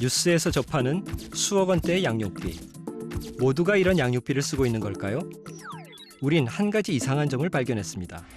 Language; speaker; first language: Korean; native; Korean